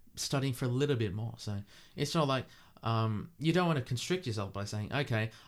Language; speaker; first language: English; native; English